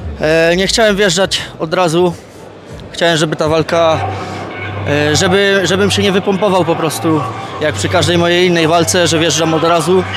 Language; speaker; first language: Polish; native; Polish